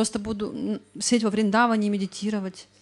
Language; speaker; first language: Russian; native; Russian